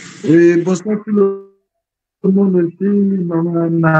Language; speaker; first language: French; non-native, fluent; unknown